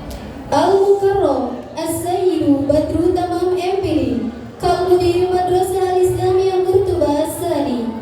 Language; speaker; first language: Arabic; non-native, learner; Indonesian